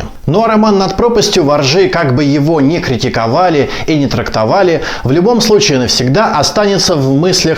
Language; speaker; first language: Russian; native; Russian